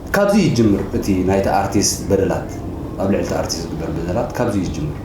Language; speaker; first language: Tigrinya; native; Tigrinya